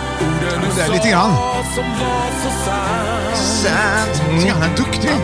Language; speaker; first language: Swedish; native; Swedish